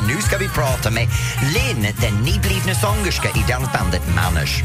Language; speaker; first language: Swedish; non-native, fluent; English